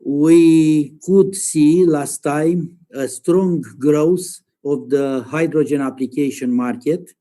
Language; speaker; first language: English; non-native, learner; Romanian